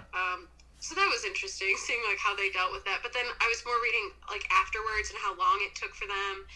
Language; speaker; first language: English; native; English